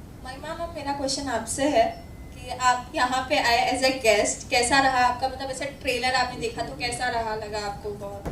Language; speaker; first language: Hindi; native; Hindi